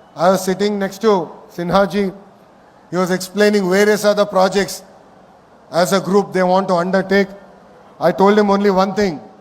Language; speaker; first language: English; non-native, local second language; Telugu